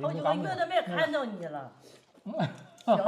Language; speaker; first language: Chinese; native; Chinese